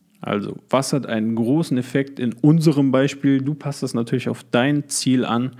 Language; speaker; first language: German; native; German